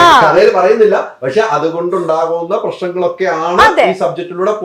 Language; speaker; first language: Malayalam; native; Malayalam